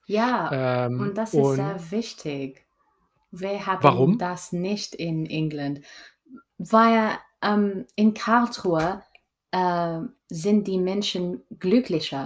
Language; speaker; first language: German; non-native, learner; English